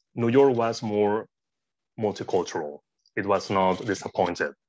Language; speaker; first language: English; non-native, fluent; Spanish